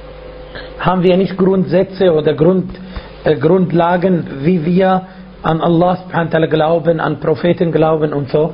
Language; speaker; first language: German; non-native, fluent; Arabic